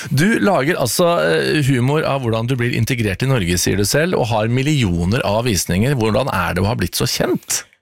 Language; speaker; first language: Norwegian; native; Norwegian